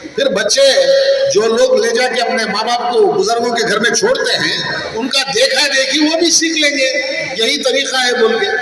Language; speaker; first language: Urdu; native; Urdu